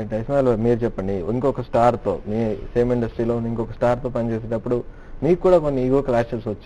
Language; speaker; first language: Telugu; native; Telugu